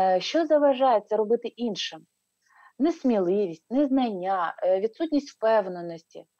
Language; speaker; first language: Ukrainian; non-native, local second language; Russian